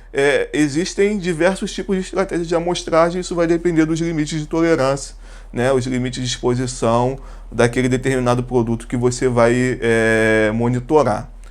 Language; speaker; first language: Portuguese; native; Portuguese